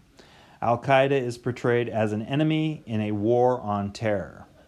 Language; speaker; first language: English; native; English